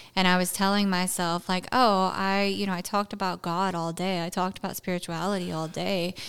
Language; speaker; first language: English; native; English